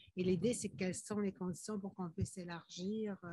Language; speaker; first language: French; native; French